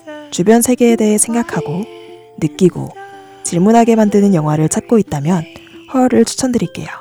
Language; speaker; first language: Korean; native; Korean